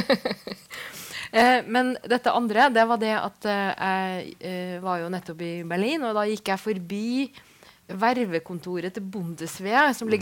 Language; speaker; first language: Norwegian; native; Norwegian